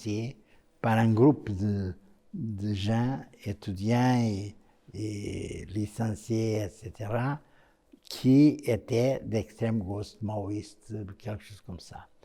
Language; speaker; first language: French; non-native, fluent; Portuguese